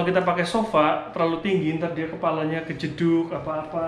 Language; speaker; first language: Indonesian; native; Indonesian